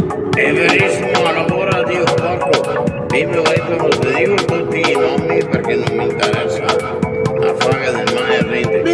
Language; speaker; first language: Italian; non-native, local second language; Venetian